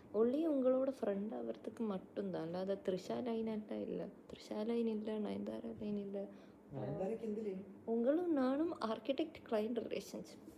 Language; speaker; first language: Tamil; non-native, learner; Malayalam